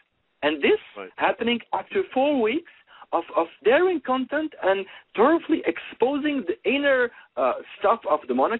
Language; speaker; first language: English; non-native, fluent; Arabic